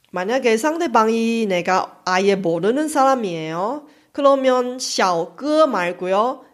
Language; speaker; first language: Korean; non-native, fluent; Chinese